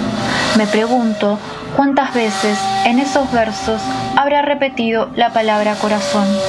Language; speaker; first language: Spanish; native; Spanish